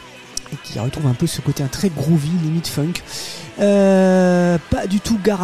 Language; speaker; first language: French; native; French